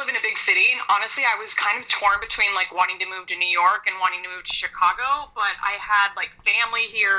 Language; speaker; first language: English; native; English